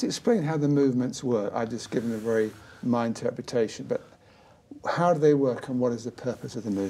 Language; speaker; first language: English; native; English